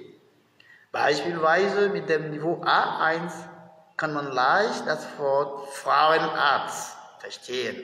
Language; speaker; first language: German; non-native, fluent; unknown